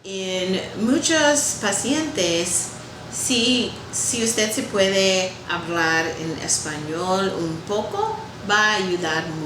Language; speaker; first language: Spanish; non-native, learner; English